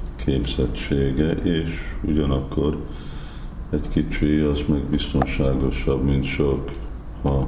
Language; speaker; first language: Hungarian; non-native, fluent; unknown